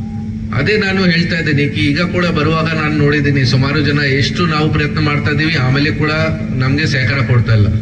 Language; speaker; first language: Kannada; non-native, local second language; Hindi